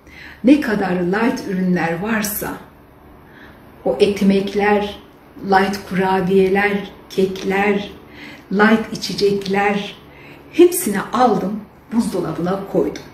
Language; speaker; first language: Turkish; native; Turkish